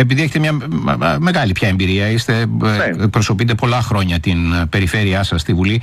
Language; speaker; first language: Greek; native; Greek